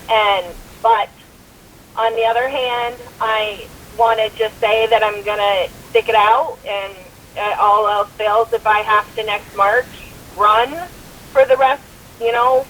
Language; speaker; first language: English; native; English